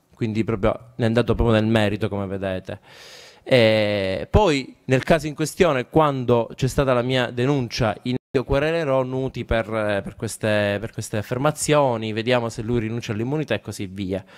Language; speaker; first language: Italian; native; Italian